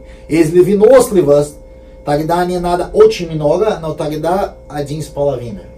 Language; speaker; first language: Russian; non-native, fluent; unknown